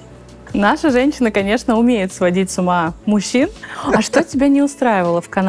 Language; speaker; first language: Russian; native; Russian